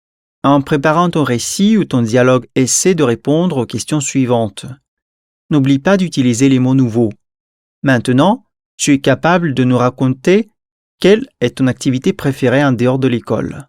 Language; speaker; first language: French; non-native, fluent; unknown